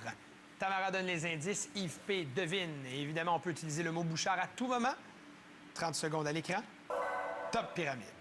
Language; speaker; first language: French; native; French